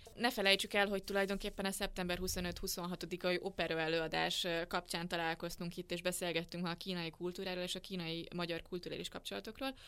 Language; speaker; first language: Hungarian; native; Hungarian